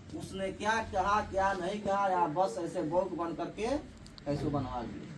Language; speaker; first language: Hindi; native; Hindi